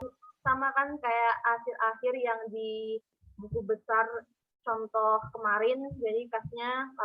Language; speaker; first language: Indonesian; native; Indonesian